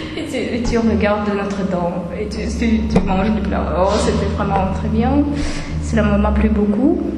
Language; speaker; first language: French; non-native, fluent; Russian